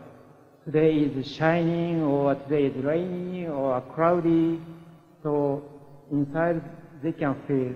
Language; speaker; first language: English; non-native, learner; Japanese